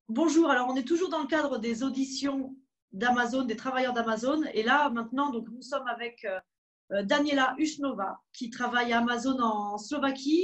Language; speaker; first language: French; native; French